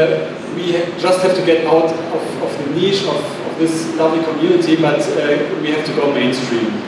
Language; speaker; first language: English; non-native, fluent; German